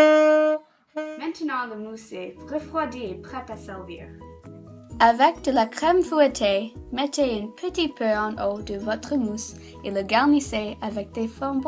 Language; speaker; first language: French; non-native, learner; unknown